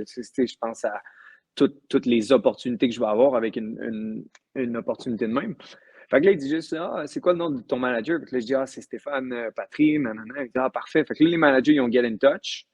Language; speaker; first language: French; native; French